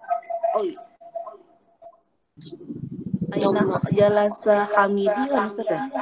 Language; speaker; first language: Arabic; non-native, learner; Indonesian